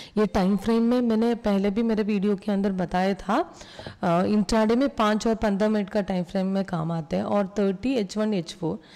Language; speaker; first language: Hindi; non-native, local second language; Malayalam